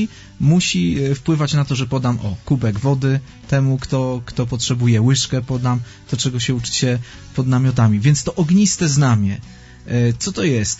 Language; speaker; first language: Polish; native; Polish